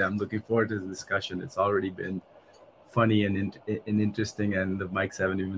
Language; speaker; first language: English; non-native, local second language; Nepali